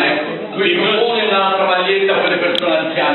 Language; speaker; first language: Italian; native; Italian